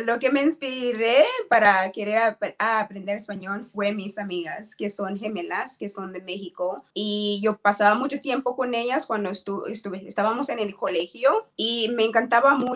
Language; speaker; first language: Spanish; non-native, learner; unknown